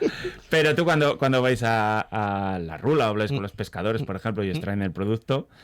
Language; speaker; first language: Spanish; native; Spanish